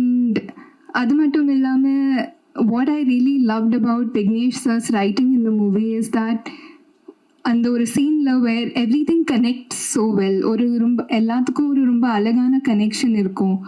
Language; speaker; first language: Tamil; non-native, learner; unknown